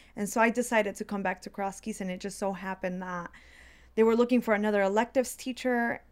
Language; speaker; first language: English; early bilingual, other home language; Spanish